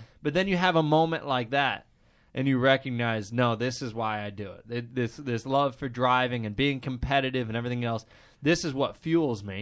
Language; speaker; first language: English; native; English